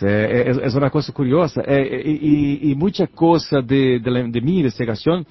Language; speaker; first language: Spanish; non-native, learner; Portuguese